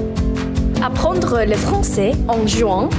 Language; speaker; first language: French; non-native, learner; Indonesian